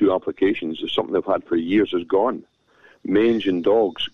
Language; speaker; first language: English; native; English